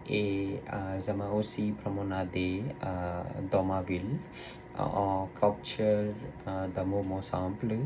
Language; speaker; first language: French; non-native, learner; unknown